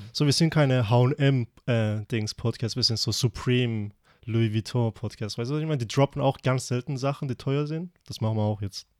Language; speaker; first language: German; early bilingual, other home language; Persian